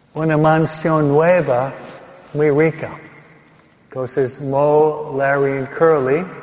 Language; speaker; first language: Spanish; non-native, fluent; English